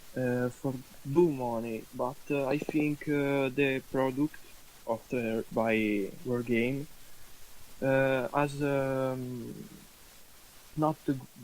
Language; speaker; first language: English; non-native, learner; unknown